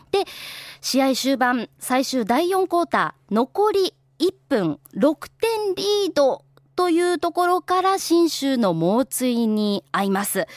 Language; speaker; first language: Japanese; native; Japanese